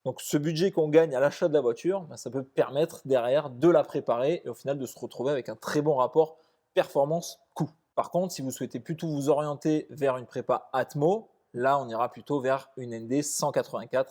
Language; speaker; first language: French; native; French